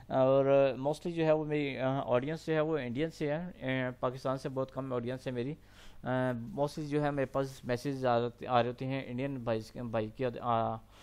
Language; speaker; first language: Urdu; non-native, local second language; Punjabi